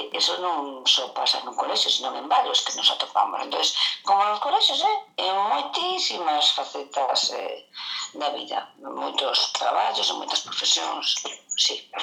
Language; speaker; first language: Galician; non-native, local second language; Spanish